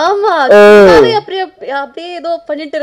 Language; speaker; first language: Tamil; non-native, fluent; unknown